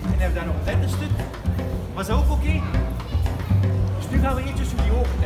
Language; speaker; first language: Dutch; native; Dutch